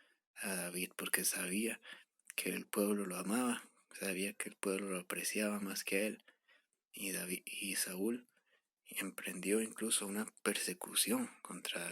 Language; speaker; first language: Spanish; native; Spanish